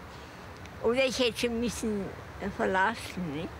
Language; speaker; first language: German; native; German